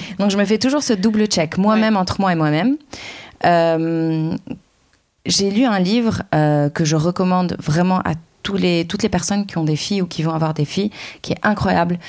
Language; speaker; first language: French; native; French